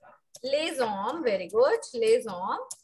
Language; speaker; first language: French; non-native, fluent; Hindi